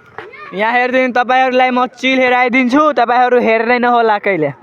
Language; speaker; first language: Nepali; non-native, local second language; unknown